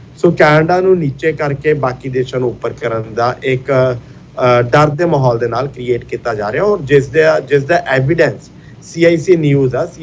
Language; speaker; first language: Punjabi; early bilingual, heritage; Punjabi